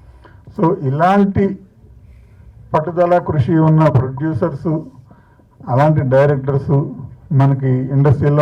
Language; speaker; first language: Telugu; native; Telugu